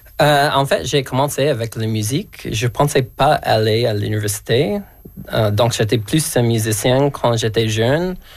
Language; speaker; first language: French; non-native, local second language; English